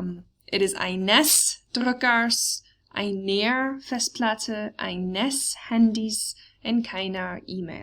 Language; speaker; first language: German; non-native, fluent; English